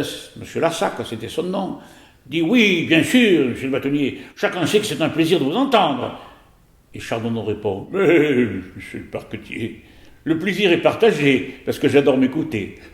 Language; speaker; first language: French; native; French